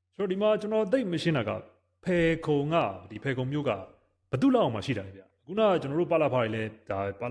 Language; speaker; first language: Burmese; native; Burmese